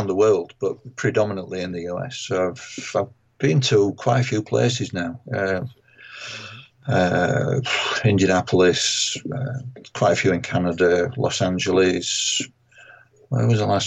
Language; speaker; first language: English; native; English